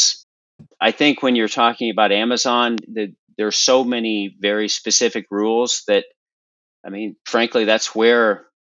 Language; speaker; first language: English; native; English